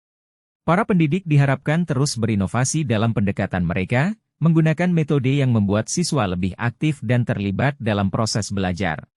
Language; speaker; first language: Indonesian; native; Indonesian